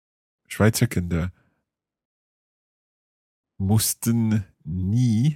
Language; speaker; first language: German; non-native, learner; English